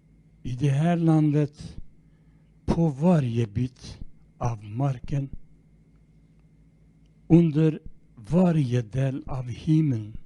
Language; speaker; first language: Swedish; non-native, fluent; Kurdish